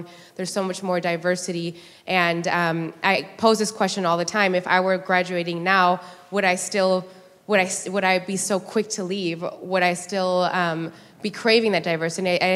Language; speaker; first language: English; native; English